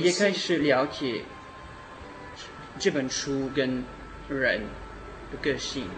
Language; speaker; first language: Chinese; non-native, learner; French